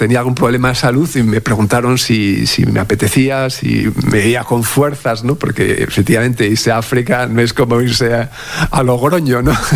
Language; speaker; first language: Spanish; native; Spanish